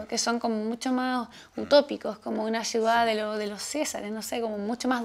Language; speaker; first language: Spanish; native; Spanish